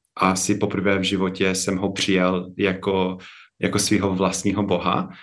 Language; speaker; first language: Czech; non-native, fluent; English